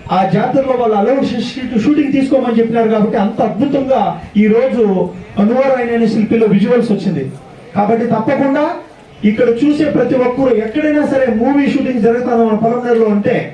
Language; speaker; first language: Telugu; native; Telugu